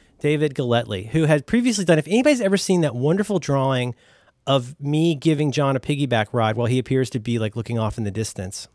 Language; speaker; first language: English; native; English